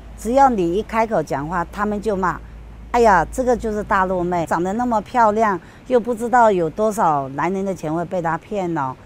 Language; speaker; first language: Chinese; non-native, local second language; Hakka Chinese